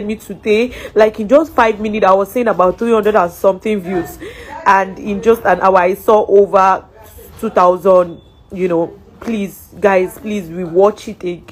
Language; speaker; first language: English; non-native, local second language; Yoruba